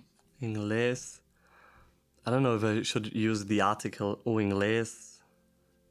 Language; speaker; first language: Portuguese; non-native, learner; German